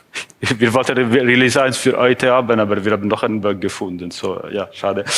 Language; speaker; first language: German; non-native, fluent; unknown